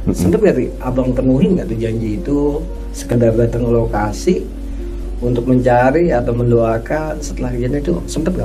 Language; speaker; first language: Indonesian; native; Indonesian